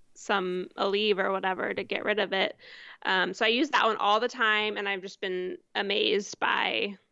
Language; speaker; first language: English; native; English